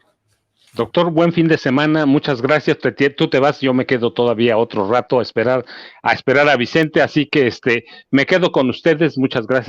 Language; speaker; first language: Spanish; native; Spanish